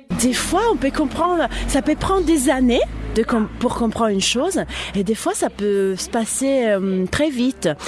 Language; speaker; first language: French; non-native, fluent; Italian